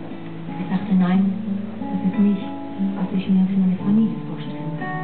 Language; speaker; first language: German; non-native, fluent; English